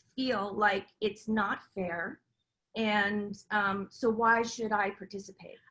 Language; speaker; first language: English; native; English